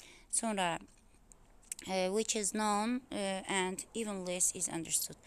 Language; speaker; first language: English; non-native, fluent; Azerbaijani